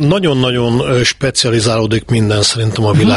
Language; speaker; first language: Hungarian; native; Hungarian